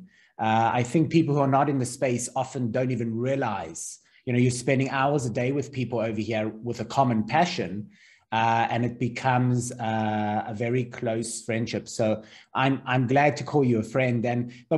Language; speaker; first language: English; native; English